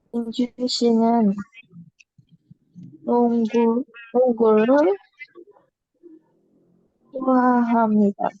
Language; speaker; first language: Korean; non-native, learner; Indonesian